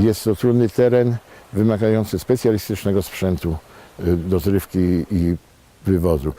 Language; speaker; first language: Polish; native; Polish